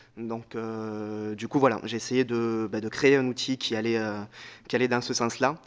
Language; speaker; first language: French; native; French